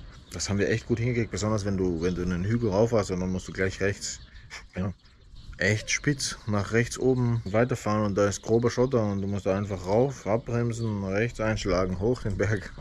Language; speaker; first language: German; native; German